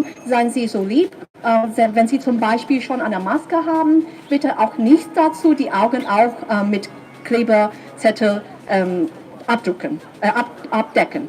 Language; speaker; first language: German; non-native, fluent; Cantonese